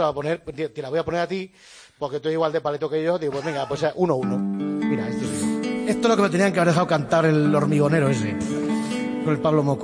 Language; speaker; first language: Spanish; native; Spanish